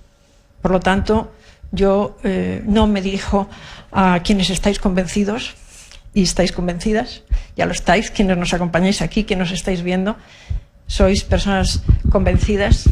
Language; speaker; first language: Spanish; native; Spanish